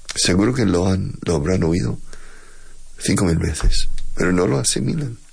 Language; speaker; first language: Spanish; non-native, fluent; English